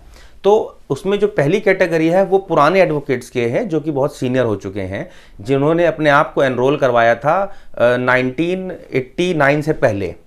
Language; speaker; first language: Hindi; native; Hindi